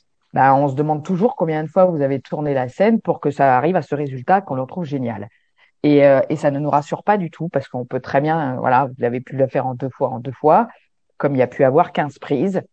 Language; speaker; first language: French; native; French